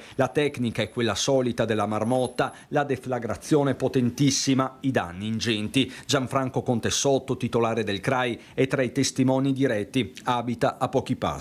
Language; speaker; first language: Italian; native; Italian